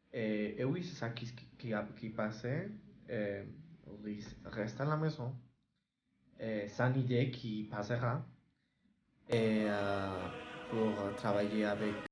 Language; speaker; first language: French; non-native, learner; Spanish